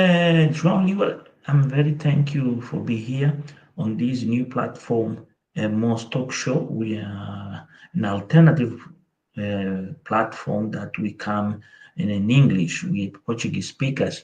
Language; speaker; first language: English; non-native, local second language; Portuguese